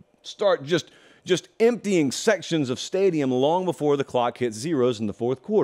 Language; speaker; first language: English; native; English